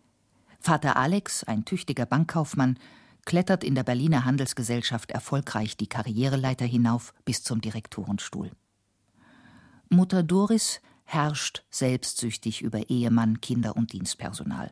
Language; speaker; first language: German; native; German